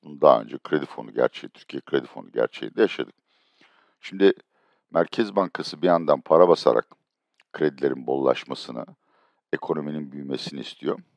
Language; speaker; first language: Turkish; native; Turkish